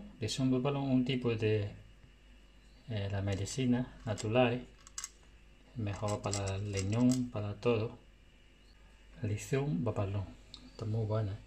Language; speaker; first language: Spanish; non-native, learner; Chinese